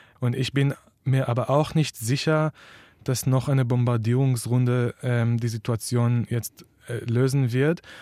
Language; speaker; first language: German; non-native, fluent; Hebrew